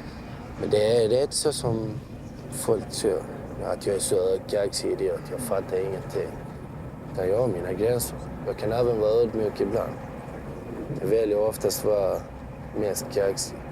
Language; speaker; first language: Swedish; early bilingual, other home language; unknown